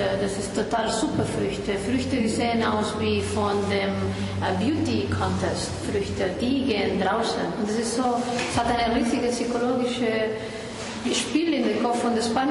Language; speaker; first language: German; non-native, fluent; Spanish